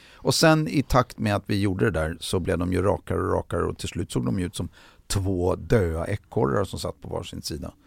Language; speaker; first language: Swedish; native; Swedish